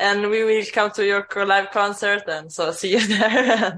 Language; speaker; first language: English; non-native, fluent; Italian